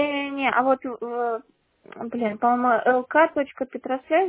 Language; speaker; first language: Russian; native; Russian